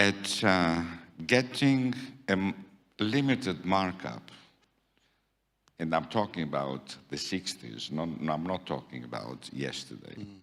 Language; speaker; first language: English; non-native, fluent; Italian